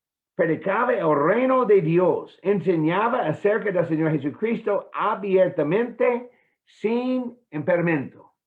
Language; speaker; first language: Spanish; non-native, fluent; English